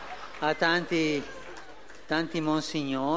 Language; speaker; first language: Italian; early bilingual, heritage; Spanish